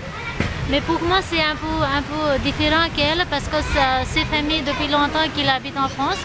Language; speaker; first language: French; non-native, learner; Nepali